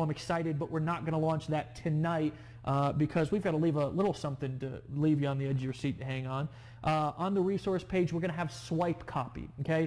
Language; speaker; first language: English; native; English